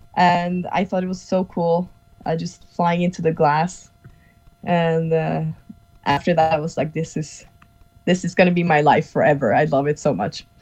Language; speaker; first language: English; non-native, fluent; Norwegian